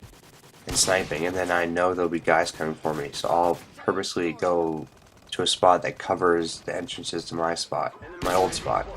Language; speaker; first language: English; native; English